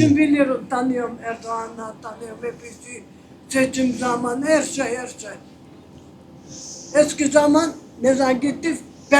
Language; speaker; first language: Turkish; non-native, learner; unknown